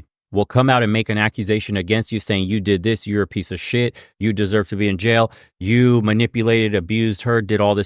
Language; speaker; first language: English; native; English